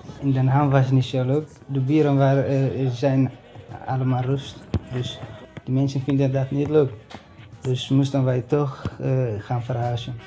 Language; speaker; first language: Dutch; non-native, learner; Tigrinya